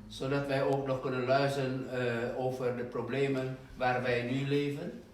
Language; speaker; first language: Dutch; non-native, fluent; Indonesian